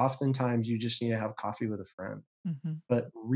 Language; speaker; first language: English; native; English